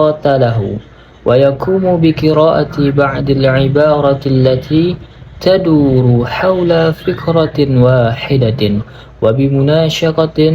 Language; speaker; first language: Arabic; non-native, learner; Indonesian